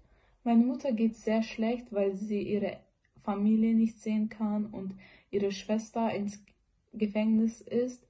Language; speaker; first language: German; early bilingual, other home language; Uyghur